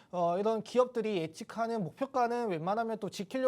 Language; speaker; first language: Korean; native; Korean